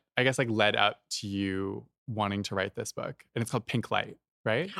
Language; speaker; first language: English; native; English